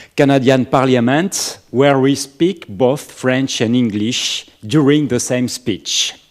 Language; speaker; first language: English; non-native, learner; French